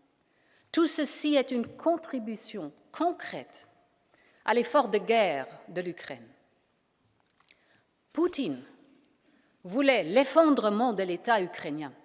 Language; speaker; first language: French; non-native, fluent; German